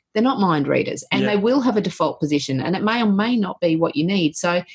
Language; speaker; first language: English; native; English